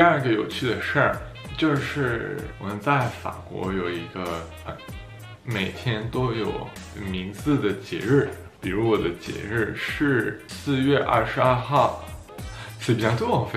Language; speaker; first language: Chinese; non-native, fluent; French